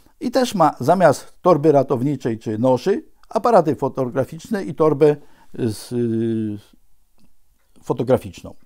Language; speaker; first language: Polish; native; Polish